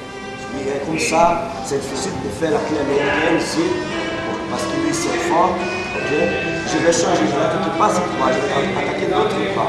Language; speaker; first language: French; non-native, learner; Portuguese